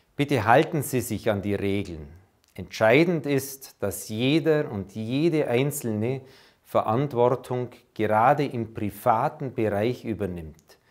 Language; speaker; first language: German; native; German